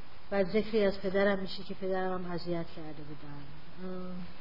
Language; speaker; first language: Persian; native; Persian